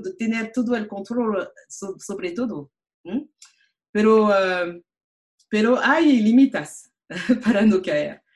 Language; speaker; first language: Spanish; non-native, fluent; French